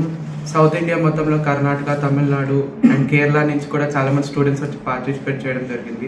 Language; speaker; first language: Telugu; native; Telugu